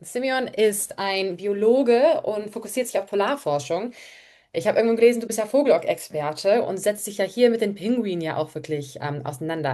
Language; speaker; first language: German; native; German